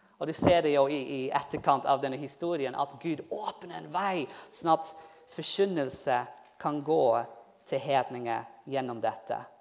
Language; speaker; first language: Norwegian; non-native, fluent; English